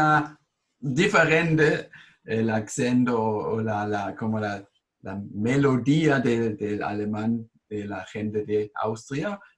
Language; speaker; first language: Spanish; non-native, fluent; German